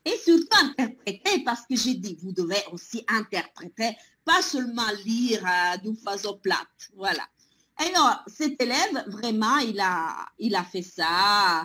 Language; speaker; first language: French; non-native, fluent; Italian